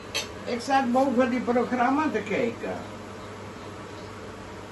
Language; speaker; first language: Dutch; non-native, local second language; Caribbean Hindustani